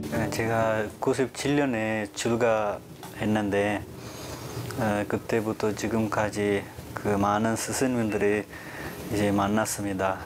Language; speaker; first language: Korean; non-native, fluent; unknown